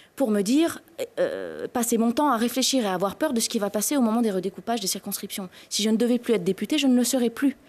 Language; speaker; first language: French; native; French